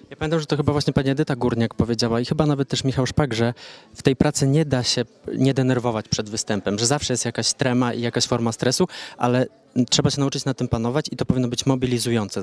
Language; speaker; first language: Polish; native; Polish